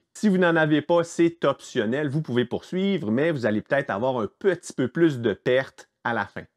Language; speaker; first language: French; native; French